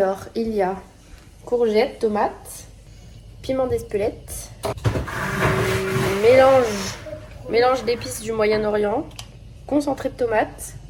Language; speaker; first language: French; native; French